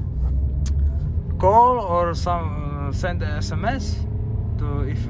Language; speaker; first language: English; non-native, learner; Czech